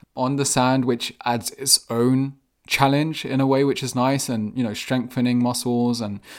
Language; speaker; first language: English; native; English